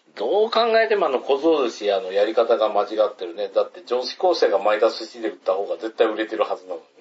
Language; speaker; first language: Japanese; native; Japanese